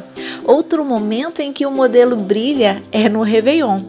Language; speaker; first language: Portuguese; native; Portuguese